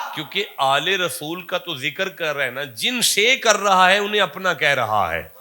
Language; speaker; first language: Urdu; non-native, local second language; Punjabi